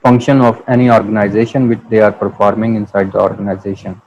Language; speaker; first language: English; non-native, local second language; Urdu